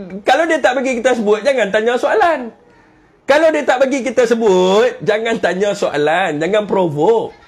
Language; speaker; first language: Malay; native; Malay